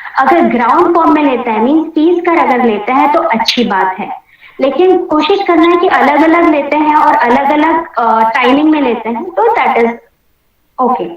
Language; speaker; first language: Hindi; non-native, local second language; Marathi